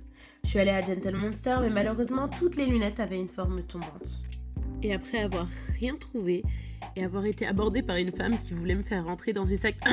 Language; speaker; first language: French; native; French